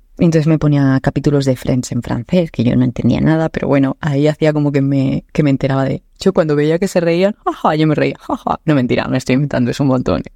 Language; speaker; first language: Spanish; native; Spanish